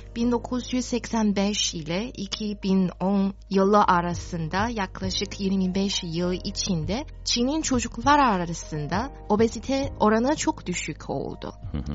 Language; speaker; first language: Turkish; non-native, fluent; Chinese